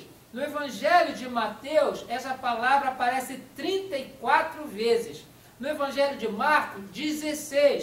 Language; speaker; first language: Portuguese; native; Portuguese